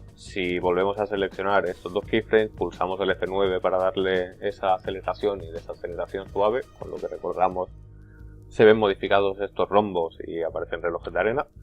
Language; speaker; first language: Spanish; native; Spanish